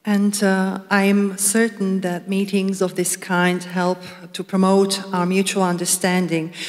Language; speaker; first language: English; non-native, fluent; Slovak